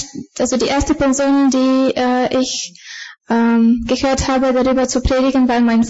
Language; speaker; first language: German; non-native, fluent; Bulgarian